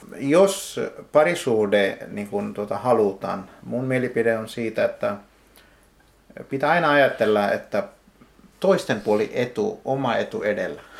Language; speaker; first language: Finnish; non-native, learner; Hindi